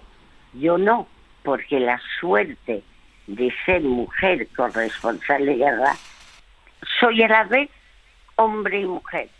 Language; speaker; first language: Spanish; early bilingual, other home language; French